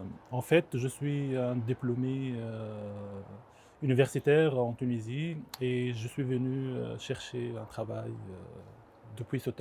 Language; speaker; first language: French; non-native, local second language; Arabic